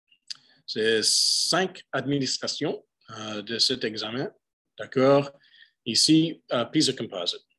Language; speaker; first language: French; non-native, fluent; English